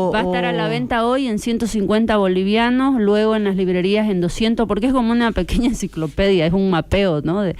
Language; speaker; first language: Spanish; native; Spanish